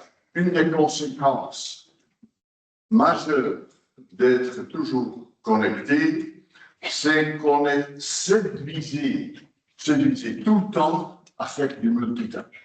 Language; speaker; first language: French; non-native, local second language; Dutch